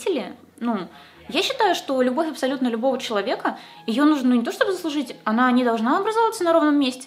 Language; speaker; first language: Russian; native; Russian